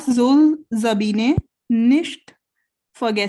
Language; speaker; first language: German; non-native, learner; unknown